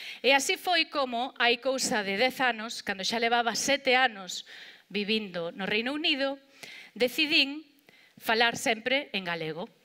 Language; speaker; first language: Galician; non-native, local second language; Spanish